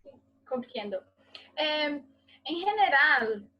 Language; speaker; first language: Spanish; non-native, learner; Portuguese